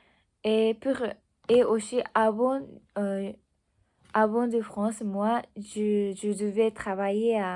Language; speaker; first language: French; non-native, learner; Japanese